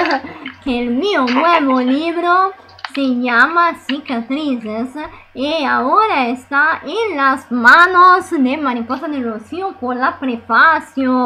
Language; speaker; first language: Spanish; non-native, fluent; Italian